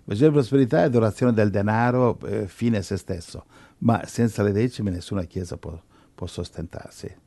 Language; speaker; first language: Italian; non-native, fluent; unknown